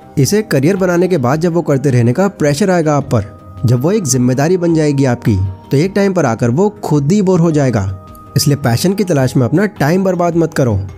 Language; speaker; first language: Hindi; native; Hindi